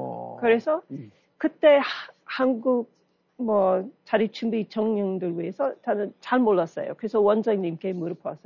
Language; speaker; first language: Korean; non-native, learner; English